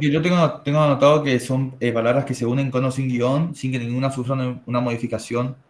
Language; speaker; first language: Spanish; native; Spanish